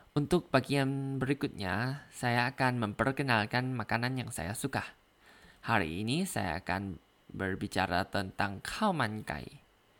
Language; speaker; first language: Indonesian; non-native, learner; Thai